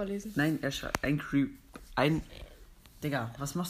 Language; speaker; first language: German; native; German